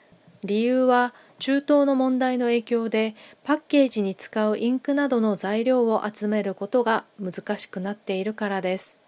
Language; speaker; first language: Japanese; non-native, fluent; Korean